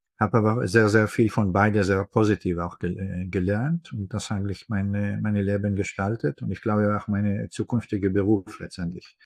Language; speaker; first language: German; non-native, fluent; Hebrew